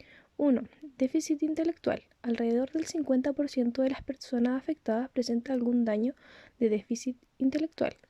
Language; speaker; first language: Spanish; native; Spanish